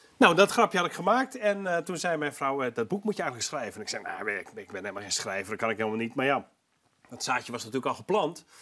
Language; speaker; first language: Dutch; native; Dutch